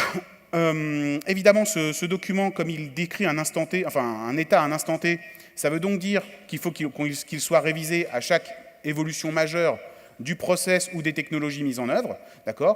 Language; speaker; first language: French; native; French